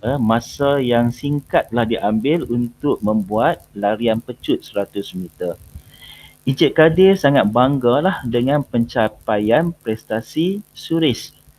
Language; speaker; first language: Malay; native; Malay